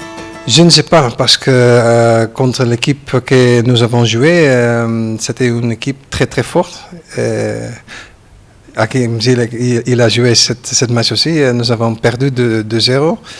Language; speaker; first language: French; non-native, learner; Dutch